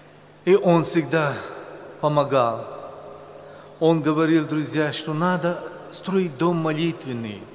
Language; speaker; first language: Russian; non-native, local second language; Romany